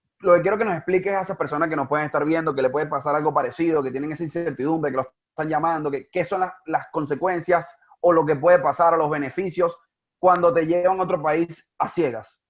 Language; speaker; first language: Spanish; native; Spanish